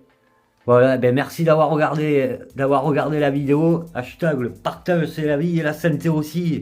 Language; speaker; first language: French; native; French